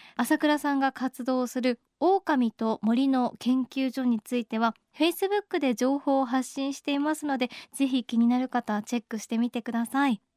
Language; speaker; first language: Japanese; native; Japanese